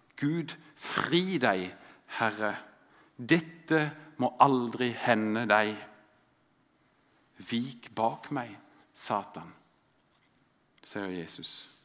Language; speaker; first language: Norwegian; native; Norwegian